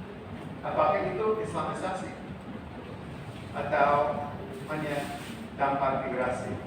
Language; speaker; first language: Indonesian; non-native, fluent; English